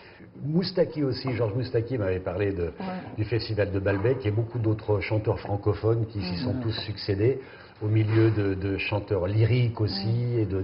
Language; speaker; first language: French; native; French